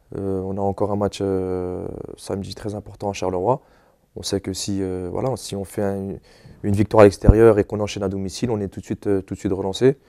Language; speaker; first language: French; native; French